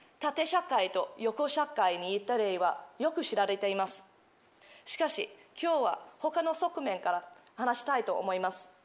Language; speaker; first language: Japanese; non-native, fluent; English